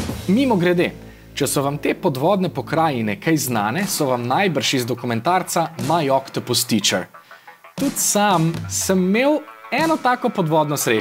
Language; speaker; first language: Slovenian; native; Slovenian